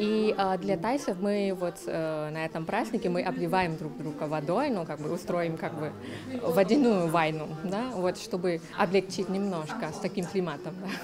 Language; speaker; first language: Russian; non-native, local second language; Thai